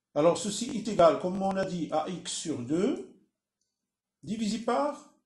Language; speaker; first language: French; non-native, local second language; Arabic